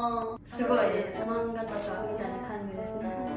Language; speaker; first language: Japanese; native; Japanese